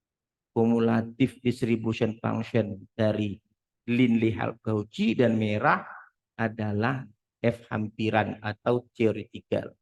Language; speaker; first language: Indonesian; native; Indonesian